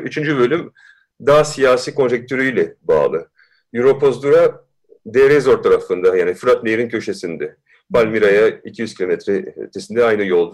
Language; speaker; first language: Turkish; early bilingual, heritage; Turkish